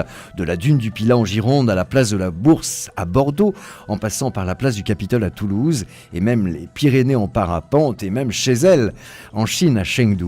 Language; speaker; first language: French; native; French